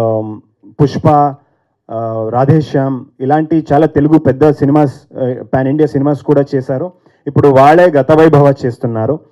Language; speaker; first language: Telugu; non-native, fluent; Kannada